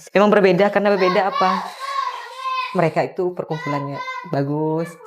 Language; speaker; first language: Indonesian; native; Indonesian